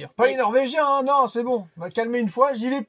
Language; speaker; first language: French; native; French